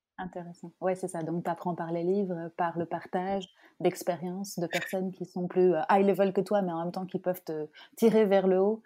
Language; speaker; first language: French; native; French